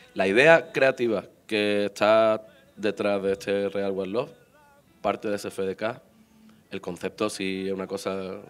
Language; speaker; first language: Spanish; native; Spanish